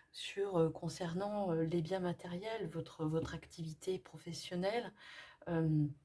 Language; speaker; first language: French; native; French